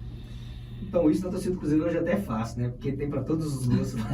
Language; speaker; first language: Portuguese; native; Portuguese